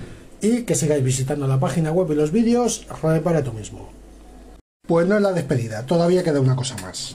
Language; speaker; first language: Spanish; native; Spanish